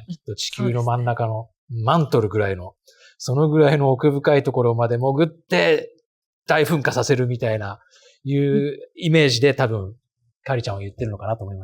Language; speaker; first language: Japanese; native; Japanese